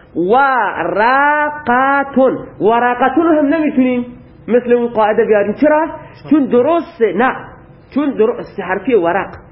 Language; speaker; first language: Persian; native; Persian